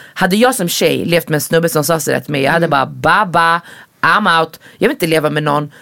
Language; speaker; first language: Swedish; early bilingual, other home language; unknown